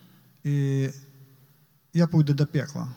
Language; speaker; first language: Polish; non-native, learner; Ukrainian